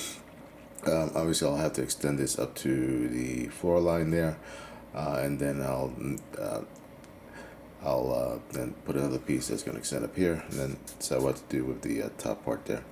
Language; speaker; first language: English; native; English